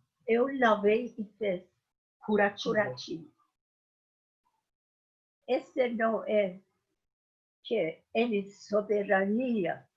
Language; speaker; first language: Portuguese; non-native, fluent; Persian